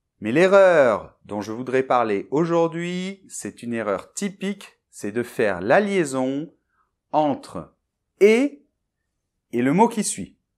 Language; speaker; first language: French; native; French